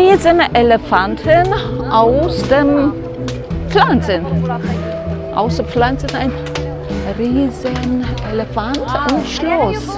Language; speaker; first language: German; non-native, fluent; Korean